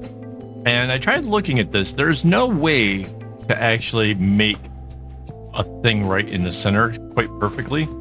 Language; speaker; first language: English; native; English